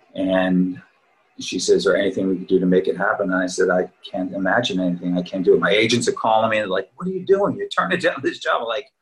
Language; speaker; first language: English; native; English